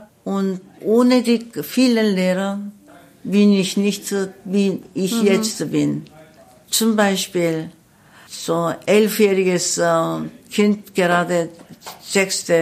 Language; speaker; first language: German; non-native, learner; Korean